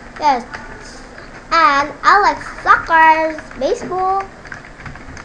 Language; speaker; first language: English; non-native, learner; Korean